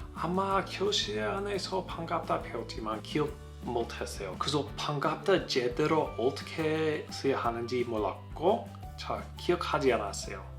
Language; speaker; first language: Korean; non-native, fluent; English